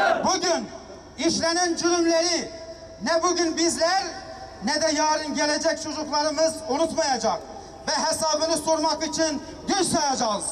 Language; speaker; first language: Turkish; native; Turkish